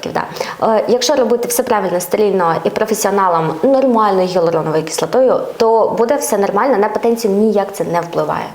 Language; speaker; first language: Ukrainian; native; Ukrainian